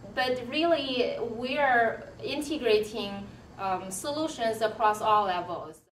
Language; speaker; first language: English; non-native, fluent; Chinese